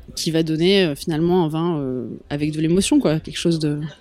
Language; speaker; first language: French; native; French